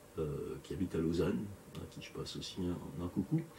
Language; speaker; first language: French; native; French